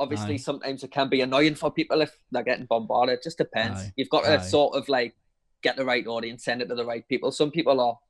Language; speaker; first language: English; native; English